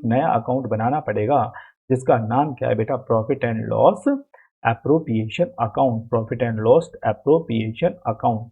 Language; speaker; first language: Hindi; native; Hindi